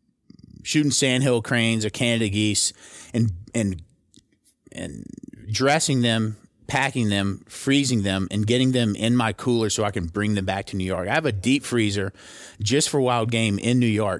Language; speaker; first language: English; native; English